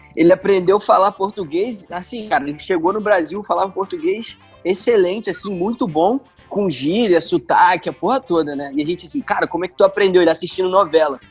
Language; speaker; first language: Portuguese; native; Portuguese